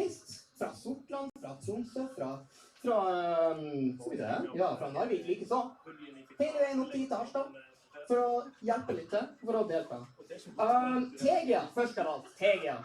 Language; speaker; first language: Norwegian; native; Norwegian